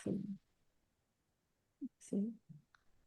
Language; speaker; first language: Spanish; non-native, learner; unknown